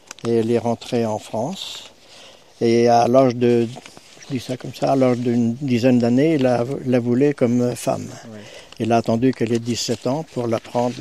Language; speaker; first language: French; native; French